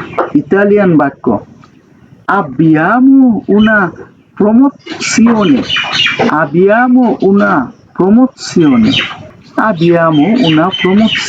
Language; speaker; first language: Italian; non-native, learner; Bangla